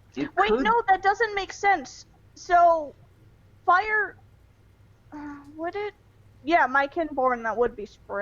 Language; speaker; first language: English; native; English